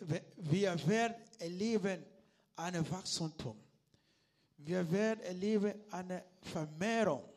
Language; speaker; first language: German; non-native, learner; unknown